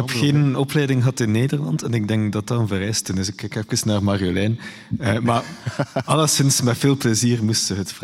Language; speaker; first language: Dutch; native; Dutch